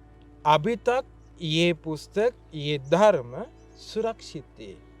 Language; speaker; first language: Hindi; non-native, learner; Sinhala